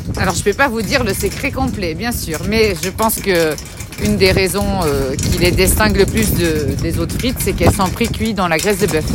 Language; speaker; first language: French; non-native, local second language; Dutch